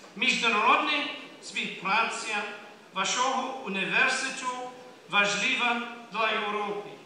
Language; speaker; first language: Ukrainian; non-native, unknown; English